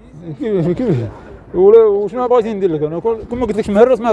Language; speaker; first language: Arabic; native; Arabic